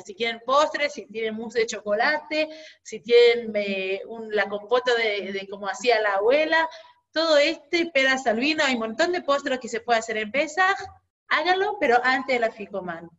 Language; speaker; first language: Spanish; non-native, fluent; Hebrew